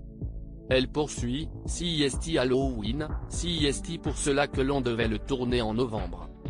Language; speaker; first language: French; native; French